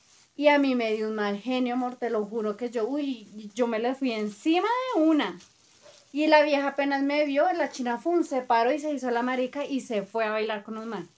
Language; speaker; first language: Spanish; native; Spanish